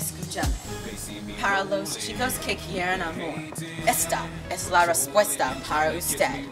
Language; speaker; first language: Spanish; non-native, learner; English